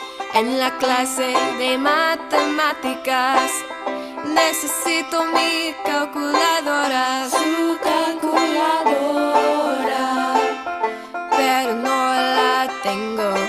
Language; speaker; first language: Spanish; non-native, learner; English